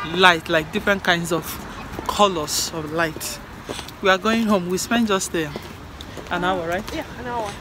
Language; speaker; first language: English; non-native, local second language; Igbo